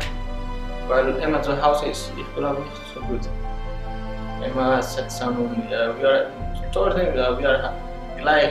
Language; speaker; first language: German; non-native, learner; Persian